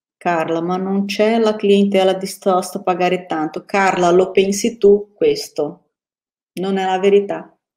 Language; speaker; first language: Italian; non-native, fluent; Portuguese